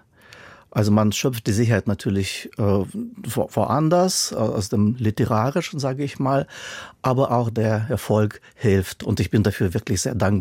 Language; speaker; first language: German; non-native, fluent; Russian